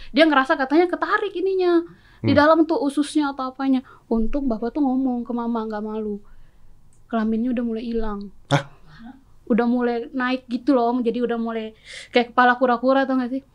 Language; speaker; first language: Indonesian; native; Indonesian